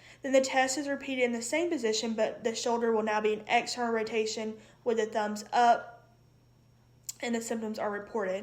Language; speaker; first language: English; native; English